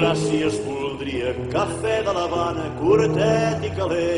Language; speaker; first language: Catalan; native; Catalan